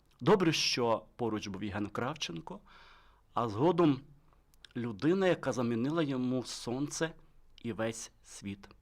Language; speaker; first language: Ukrainian; native; Ukrainian